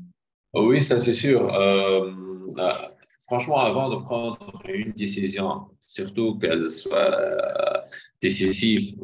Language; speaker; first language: French; non-native, fluent; Arabic